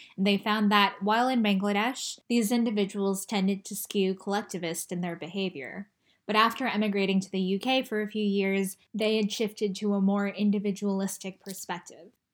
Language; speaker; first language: English; early bilingual, other home language; Chinese